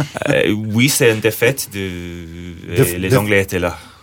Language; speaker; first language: French; non-native, fluent; English